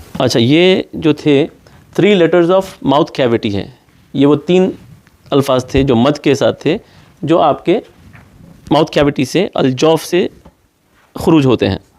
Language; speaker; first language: Urdu; native; Urdu